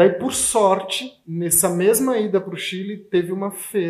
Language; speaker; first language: Portuguese; native; Portuguese